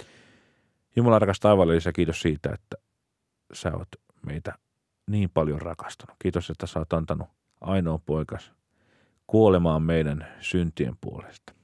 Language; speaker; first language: Finnish; native; Finnish